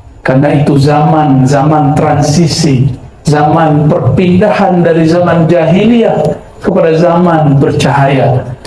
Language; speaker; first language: Malay; non-native, local second language; Minangkabau